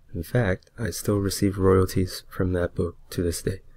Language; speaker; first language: English; native; English